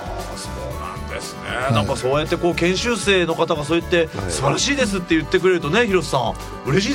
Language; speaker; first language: Japanese; native; Japanese